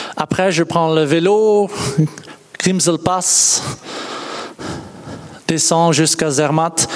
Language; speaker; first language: French; non-native, learner; Dutch